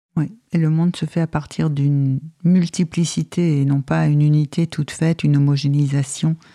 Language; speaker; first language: French; native; French